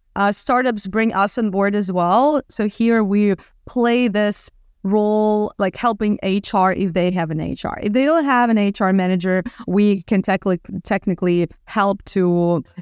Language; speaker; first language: English; non-native, fluent; Russian